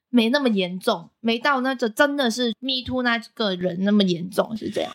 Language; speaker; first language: Chinese; non-native, local second language; Cantonese